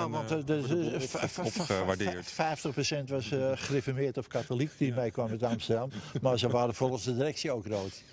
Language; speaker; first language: Dutch; native; Dutch